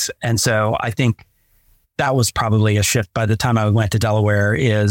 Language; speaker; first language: English; native; English